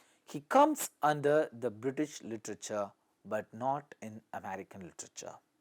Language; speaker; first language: English; non-native, local second language; Tamil